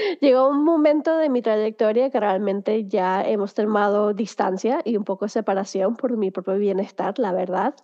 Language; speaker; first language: Spanish; early bilingual, heritage; Spanish